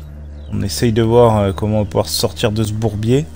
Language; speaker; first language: French; native; French